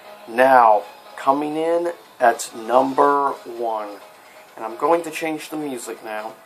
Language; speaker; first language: English; native; English